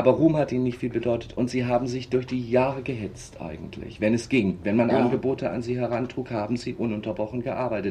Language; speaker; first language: German; native; German